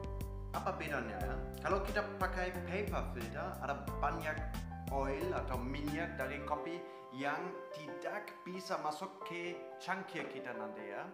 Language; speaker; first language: Indonesian; non-native, fluent; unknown